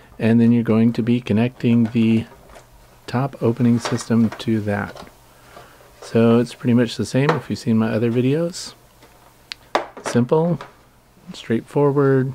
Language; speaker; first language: English; native; English